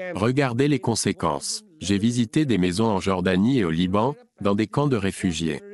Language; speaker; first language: French; non-native, fluent; Punjabi